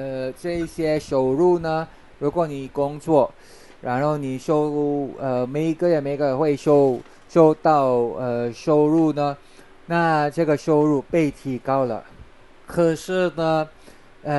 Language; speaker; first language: Chinese; non-native, fluent; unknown